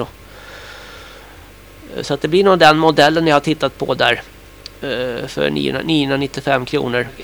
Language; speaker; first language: Swedish; native; Swedish